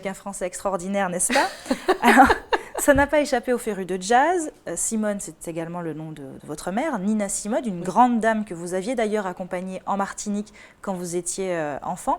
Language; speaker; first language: French; native; French